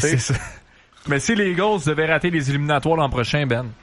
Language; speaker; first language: French; native; French